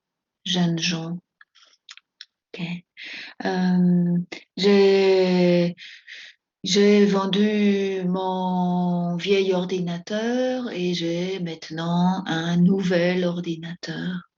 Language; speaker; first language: French; non-native, fluent; Spanish